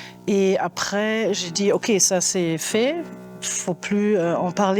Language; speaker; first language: French; non-native, fluent; German